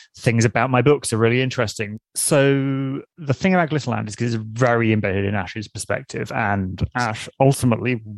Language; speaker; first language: English; native; English